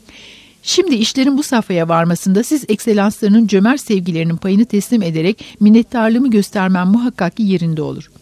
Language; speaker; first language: Turkish; native; Turkish